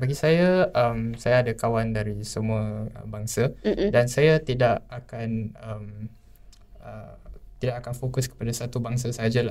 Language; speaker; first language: Malay; native; Malay